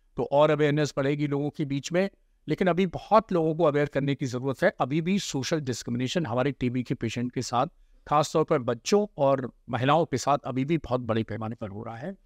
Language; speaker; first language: Hindi; native; Hindi